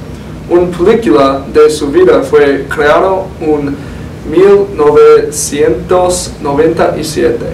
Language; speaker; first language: Spanish; non-native, learner; English